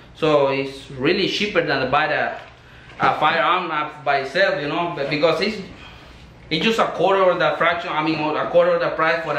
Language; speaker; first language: English; non-native, learner; Spanish